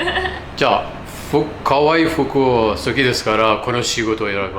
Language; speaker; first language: Japanese; non-native, learner; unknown